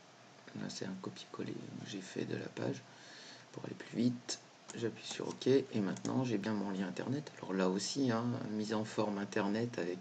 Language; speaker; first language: French; native; French